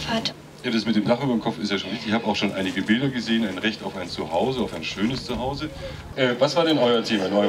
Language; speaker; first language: German; native; German